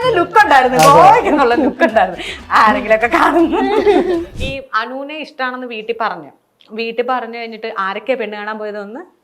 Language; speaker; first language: Malayalam; native; Malayalam